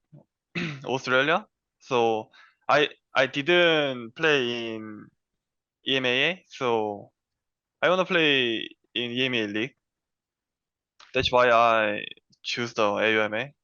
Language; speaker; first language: English; non-native, learner; Korean